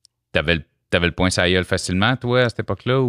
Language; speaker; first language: French; native; French